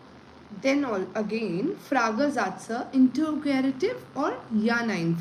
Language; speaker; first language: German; non-native, learner; Hindi